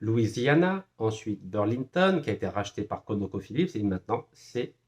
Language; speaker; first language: French; non-native, local second language; Arabic